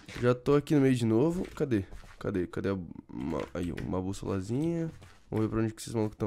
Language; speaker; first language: Portuguese; native; Portuguese